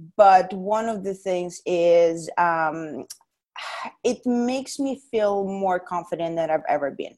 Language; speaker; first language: English; non-native, fluent; Russian